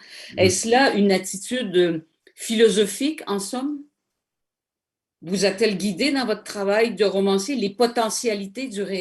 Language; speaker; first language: French; native; French